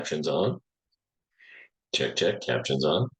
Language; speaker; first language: English; native; English